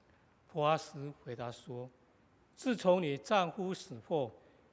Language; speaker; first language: Chinese; native; Chinese